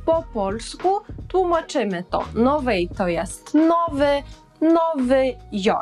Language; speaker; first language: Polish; non-native, fluent; Ukrainian